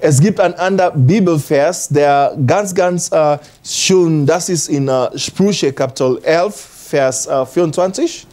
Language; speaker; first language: German; non-native, learner; English